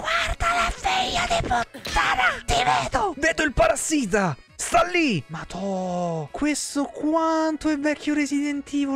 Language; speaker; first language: Italian; native; Italian